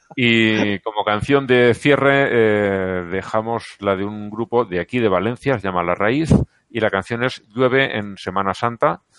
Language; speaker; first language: Spanish; native; Spanish